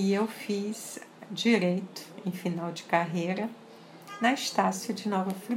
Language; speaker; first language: Portuguese; early bilingual, other home language; French